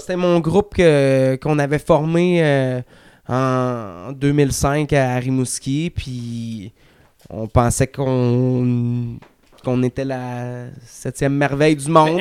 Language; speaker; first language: French; native; French